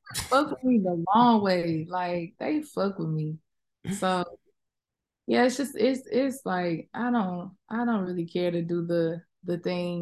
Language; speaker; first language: English; native; English